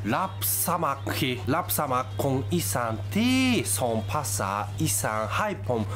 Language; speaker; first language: Thai; non-native, fluent; Japanese